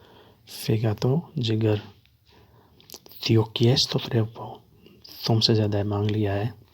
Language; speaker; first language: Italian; non-native, learner; Urdu